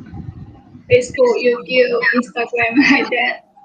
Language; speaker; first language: English; non-native, local second language; Malay